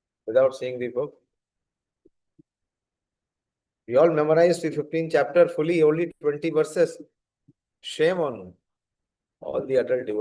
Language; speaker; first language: English; non-native, local second language; Hindi